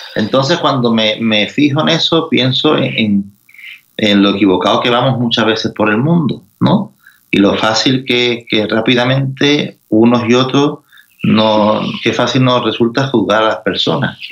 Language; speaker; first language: Spanish; native; Spanish